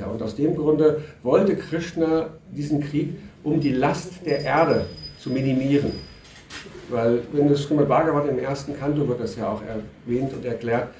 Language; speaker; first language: German; native; German